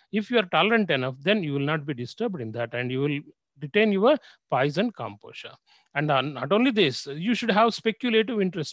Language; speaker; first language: English; non-native, local second language; Telugu